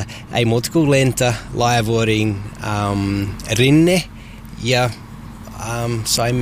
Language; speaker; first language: Finnish; non-native, learner; English